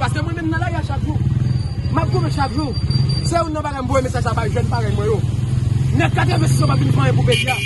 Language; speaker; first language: Haitian Creole; native; Haitian Creole